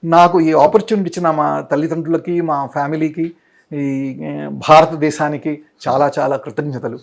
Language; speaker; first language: Telugu; native; Telugu